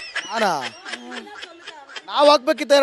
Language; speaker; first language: Kannada; native; Kannada